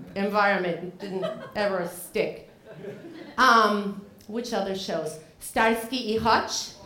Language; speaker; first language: English; non-native, fluent; Spanish